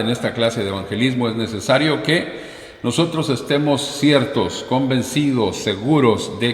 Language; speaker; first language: Spanish; native; Spanish